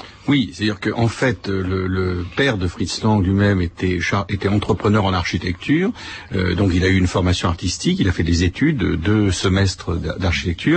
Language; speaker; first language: French; native; French